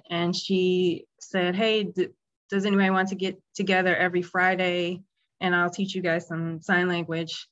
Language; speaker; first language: English; native; English